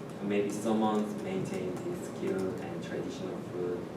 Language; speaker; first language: English; non-native, learner; Korean